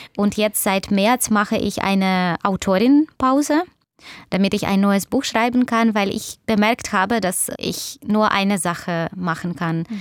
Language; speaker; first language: German; non-native, fluent; Russian